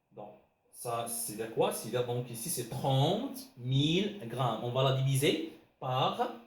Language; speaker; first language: French; non-native, local second language; Arabic